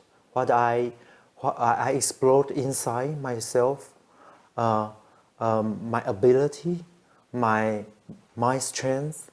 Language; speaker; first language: English; non-native, learner; Chinese